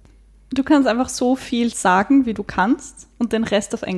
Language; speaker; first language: German; native; German